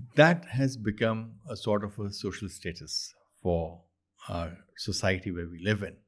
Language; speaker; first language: English; non-native, local second language; Urdu